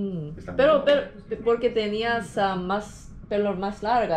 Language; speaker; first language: Spanish; non-native, learner; Korean